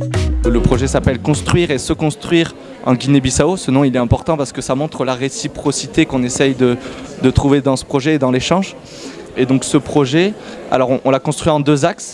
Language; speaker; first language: French; native; French